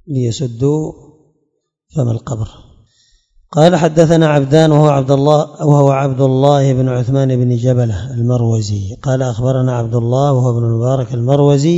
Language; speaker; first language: Arabic; native; Arabic